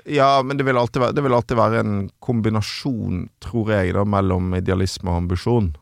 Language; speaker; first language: Norwegian; native; Norwegian